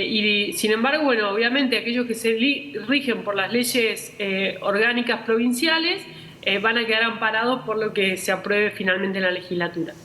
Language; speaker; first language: Spanish; native; Spanish